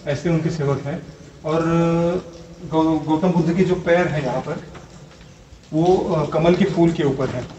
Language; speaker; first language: Hindi; non-native, local second language; Marathi